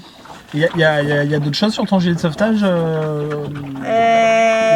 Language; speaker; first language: French; native; French